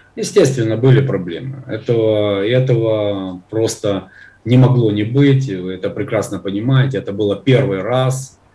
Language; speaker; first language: Russian; non-native, local second language; Ukrainian